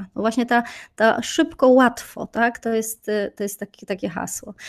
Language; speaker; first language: Polish; native; Polish